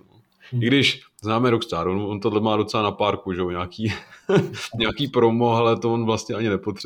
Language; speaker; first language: Czech; native; Czech